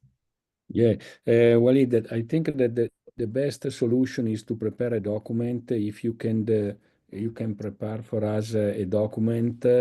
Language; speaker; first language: English; non-native, fluent; Italian